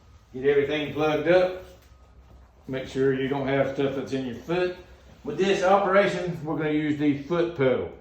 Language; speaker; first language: English; native; English